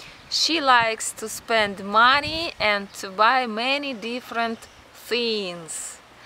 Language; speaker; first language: English; non-native, fluent; Russian